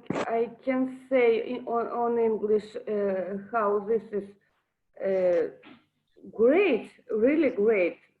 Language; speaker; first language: English; non-native, learner; Russian